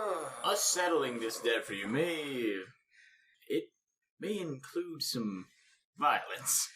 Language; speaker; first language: English; native; English